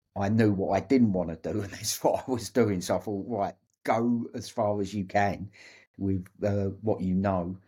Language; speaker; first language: English; native; English